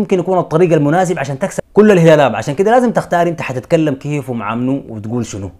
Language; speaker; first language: Arabic; native; Arabic